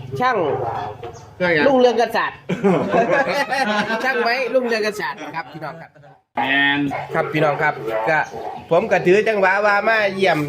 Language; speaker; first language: Thai; non-native, local second language; Northeastern Thai